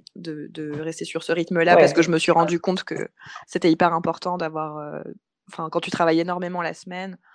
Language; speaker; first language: French; native; French